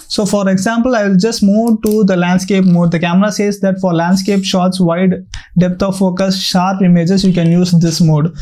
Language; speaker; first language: English; non-native, local second language; Tamil